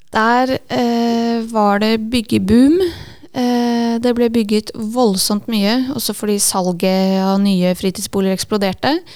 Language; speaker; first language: Norwegian; native; Norwegian